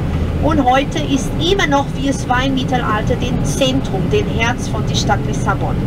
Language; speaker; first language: German; non-native, fluent; Portuguese